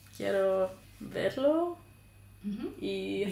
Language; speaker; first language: Spanish; non-native, learner; English